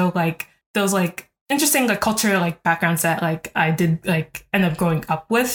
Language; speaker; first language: English; native; English